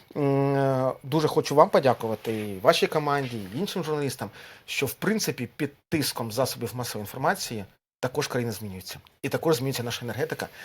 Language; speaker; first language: Ukrainian; native; Ukrainian